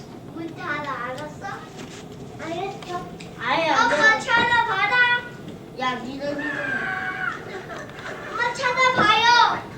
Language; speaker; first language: Korean; early bilingual, heritage; Korean